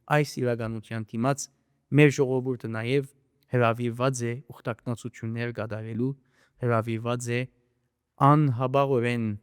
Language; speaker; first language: Armenian; early bilingual, heritage; Armenian